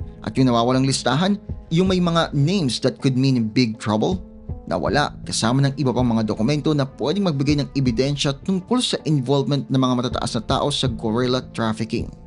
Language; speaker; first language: Filipino; native; Filipino